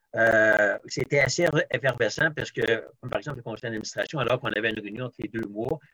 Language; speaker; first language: French; native; French